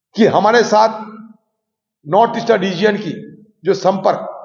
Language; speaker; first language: Hindi; non-native, local second language; Bangla